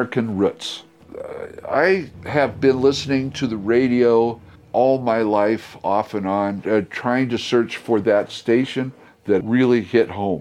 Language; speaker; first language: English; native; English